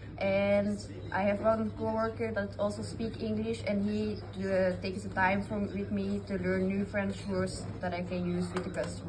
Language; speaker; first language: English; non-native, fluent; Dutch